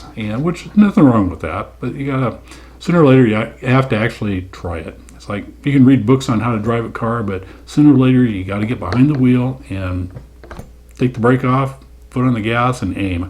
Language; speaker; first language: English; native; English